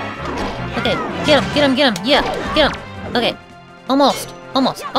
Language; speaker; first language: English; native; English